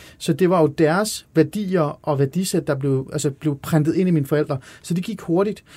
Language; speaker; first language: Danish; early bilingual, other home language; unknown